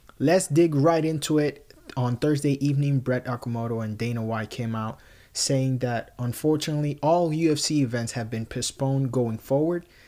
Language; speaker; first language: English; non-native, local second language; Spanish